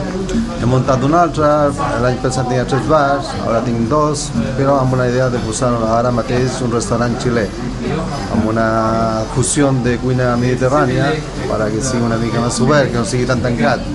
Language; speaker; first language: Catalan; non-native, learner; Spanish